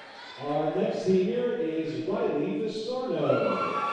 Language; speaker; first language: English; native; English